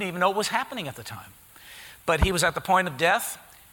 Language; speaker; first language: English; native; English